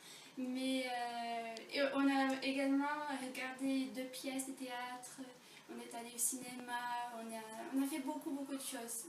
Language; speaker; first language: French; non-native, fluent; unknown